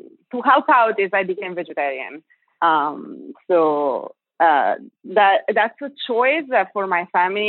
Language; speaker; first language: English; non-native, fluent; Italian